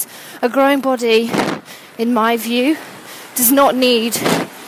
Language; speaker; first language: English; native; English